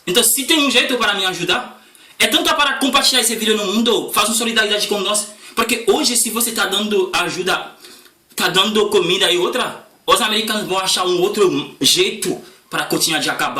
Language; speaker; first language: Portuguese; non-native, learner; Haitian Creole